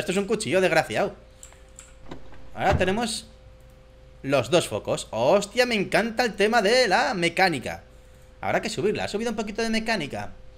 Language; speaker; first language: Spanish; native; Spanish